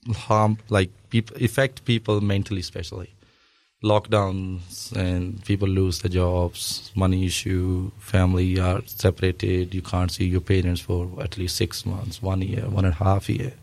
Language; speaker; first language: English; non-native, local second language; Punjabi